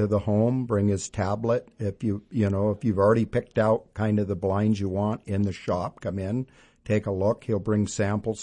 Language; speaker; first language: English; native; English